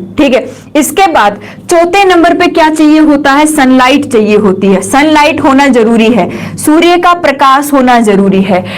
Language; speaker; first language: Hindi; native; Hindi